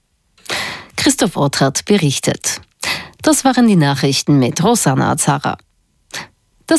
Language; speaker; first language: German; native; German